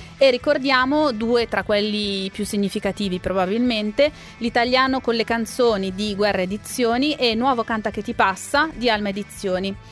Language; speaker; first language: Italian; native; Italian